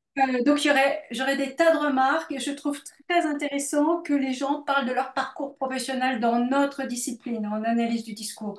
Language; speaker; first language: French; native; French